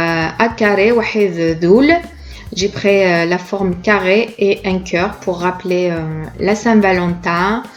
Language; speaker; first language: French; non-native, local second language; Kabyle